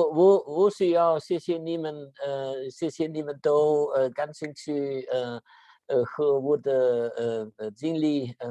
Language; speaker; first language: Chinese; non-native, learner; German